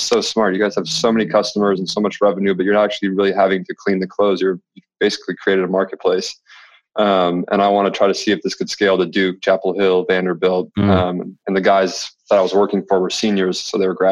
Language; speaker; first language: English; native; English